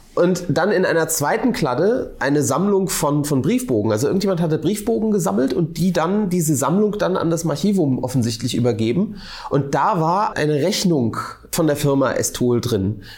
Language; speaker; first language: German; native; German